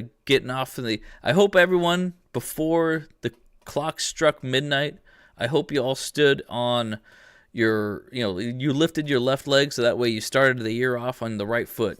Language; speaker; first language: English; native; English